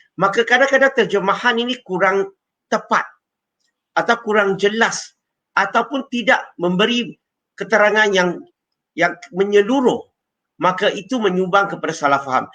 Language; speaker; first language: Malay; non-native, local second language; Chinese